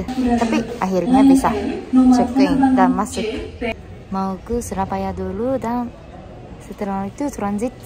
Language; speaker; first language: Indonesian; non-native, fluent; Japanese